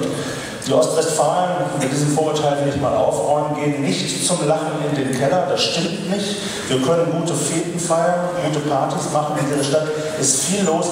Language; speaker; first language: German; native; German